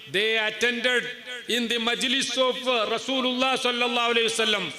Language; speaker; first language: English; non-native, local second language; Malayalam